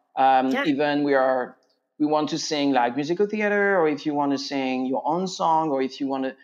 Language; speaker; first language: English; non-native, fluent; French